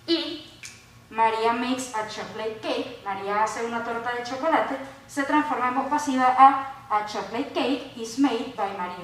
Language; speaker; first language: Spanish; native; Spanish